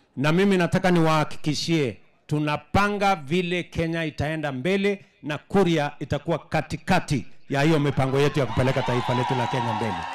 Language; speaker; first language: Swahili; non-native, local second language; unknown